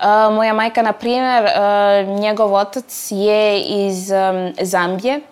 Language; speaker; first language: Croatian; non-native, fluent; French